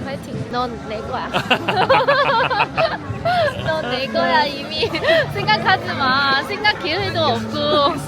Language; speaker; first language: Korean; non-native, learner; Chinese